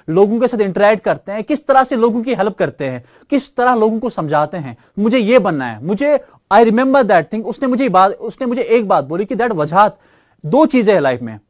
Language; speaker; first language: Hindi; non-native, local second language; Kashmiri